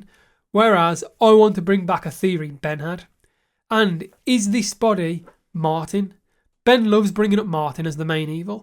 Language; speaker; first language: English; native; English